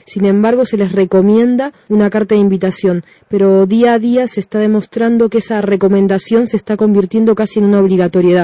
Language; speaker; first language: Spanish; native; Spanish